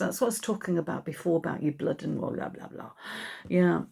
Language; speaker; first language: English; native; English